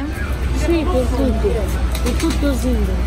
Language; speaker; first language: Italian; non-native, learner; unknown